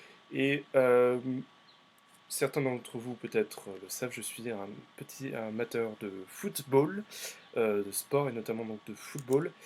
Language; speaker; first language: French; native; French